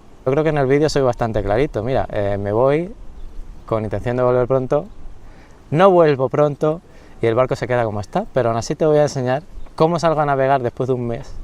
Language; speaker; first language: Spanish; native; Spanish